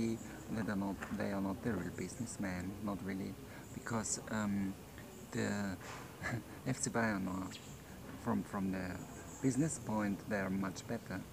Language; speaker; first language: English; non-native, fluent; German